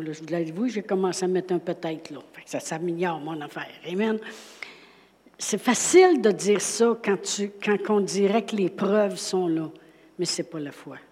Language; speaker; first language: French; native; French